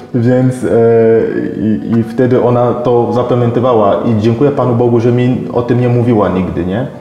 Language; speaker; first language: Polish; non-native, fluent; French